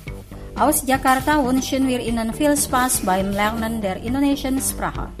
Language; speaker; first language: German; non-native, fluent; Indonesian